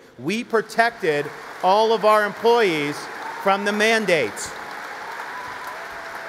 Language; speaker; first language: English; native; English